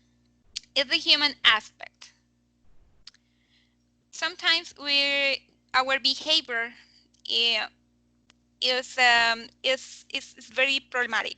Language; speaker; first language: English; non-native, fluent; Spanish